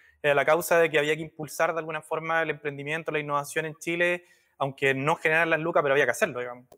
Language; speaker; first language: Spanish; native; Spanish